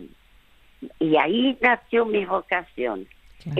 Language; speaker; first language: Spanish; early bilingual, other home language; French